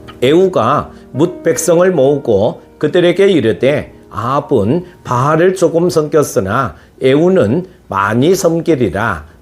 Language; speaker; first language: Korean; native; Korean